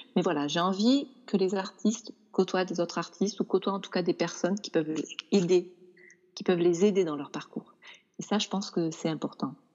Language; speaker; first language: French; native; French